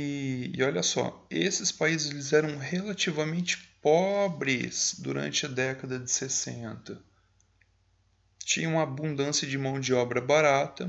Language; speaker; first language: Portuguese; native; Portuguese